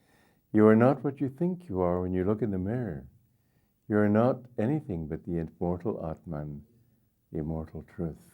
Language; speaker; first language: English; native; English